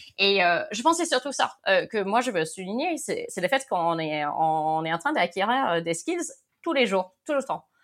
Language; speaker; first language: French; non-native, fluent; English